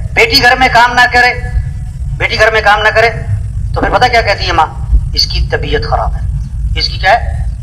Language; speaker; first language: Urdu; non-native, local second language; Pashto